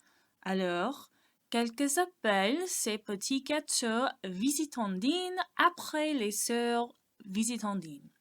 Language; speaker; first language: French; non-native, learner; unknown